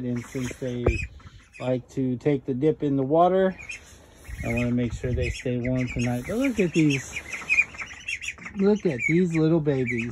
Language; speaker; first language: English; native; English